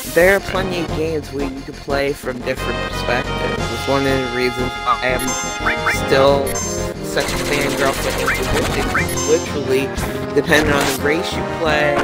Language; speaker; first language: English; native; English